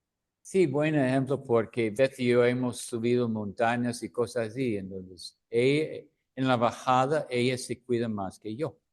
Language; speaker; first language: Spanish; non-native, fluent; English